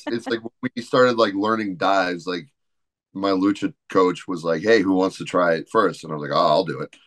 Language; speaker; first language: English; native; English